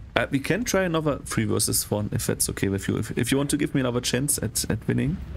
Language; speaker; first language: English; non-native, fluent; German